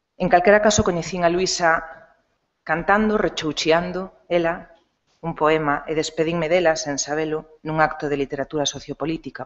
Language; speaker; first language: Galician; non-native, local second language; Spanish